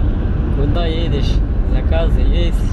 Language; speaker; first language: Russian; non-native, learner; Kyrgyz